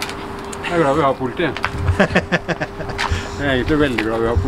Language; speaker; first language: Norwegian; native; Norwegian